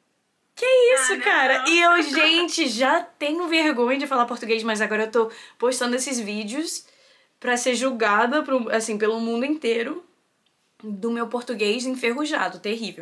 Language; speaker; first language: Portuguese; early bilingual, heritage; Portuguese